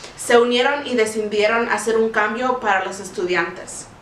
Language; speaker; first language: Spanish; early bilingual, heritage; Spanish